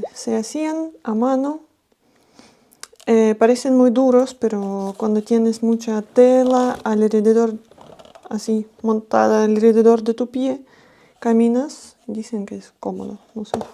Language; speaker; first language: Spanish; non-native, fluent; Russian